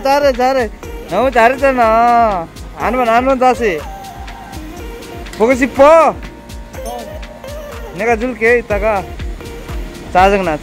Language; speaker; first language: Korean; non-native, learner; Nepali